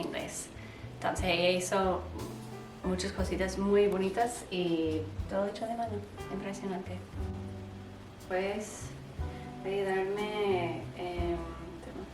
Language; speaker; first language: Spanish; non-native, learner; English